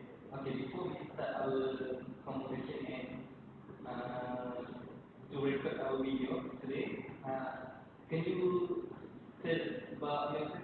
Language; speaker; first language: English; non-native, local second language; Malay